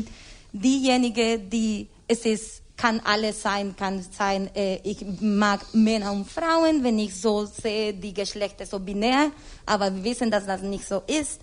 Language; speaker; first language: German; non-native, learner; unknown